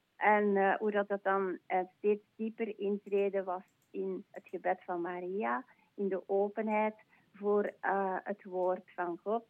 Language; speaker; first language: Dutch; non-native, local second language; French